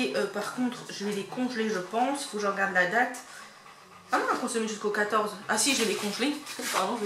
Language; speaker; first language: French; native; French